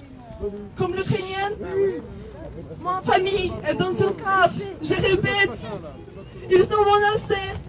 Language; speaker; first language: French; non-native, learner; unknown